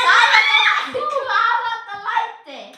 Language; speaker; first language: Icelandic; early bilingual, heritage; Icelandic